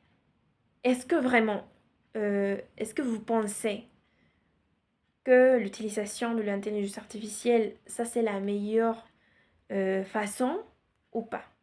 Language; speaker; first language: French; non-native, learner; Spanish